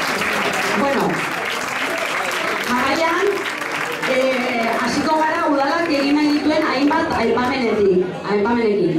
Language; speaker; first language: Basque; native; Basque